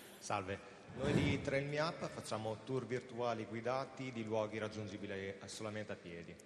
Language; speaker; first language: Italian; native; Italian